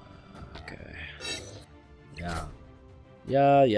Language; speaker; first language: English; native; English